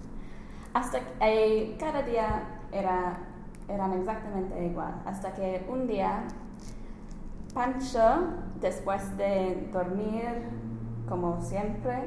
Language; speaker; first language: Spanish; non-native, learner; English